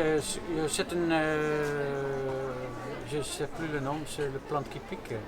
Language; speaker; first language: French; non-native, fluent; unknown